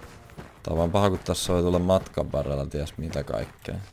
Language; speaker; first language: Finnish; native; Finnish